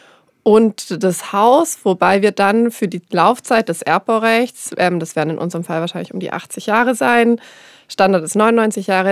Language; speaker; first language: German; native; German